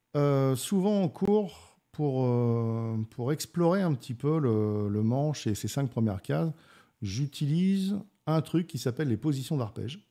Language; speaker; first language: French; native; French